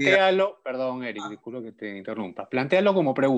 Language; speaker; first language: Spanish; native; Spanish